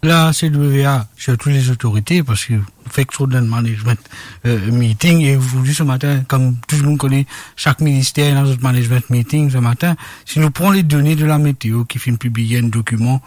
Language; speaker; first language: French; non-native, local second language; Morisyen